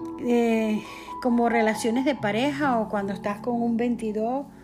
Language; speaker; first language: Spanish; native; Spanish